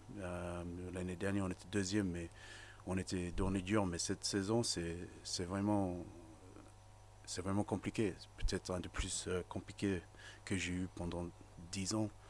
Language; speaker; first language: French; non-native, fluent; English